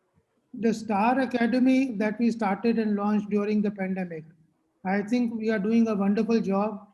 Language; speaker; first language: English; non-native, local second language; Hindi